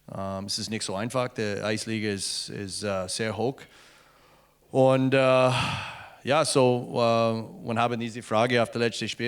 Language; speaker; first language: German; non-native, learner; English